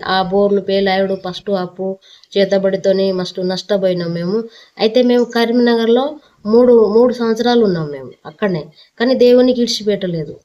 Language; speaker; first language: Telugu; non-native, local second language; Lambadi